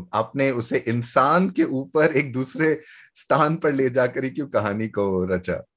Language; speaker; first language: Hindi; native; Hindi